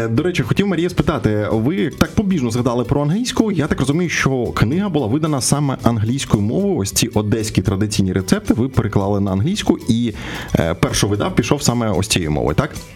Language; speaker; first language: Ukrainian; native; Ukrainian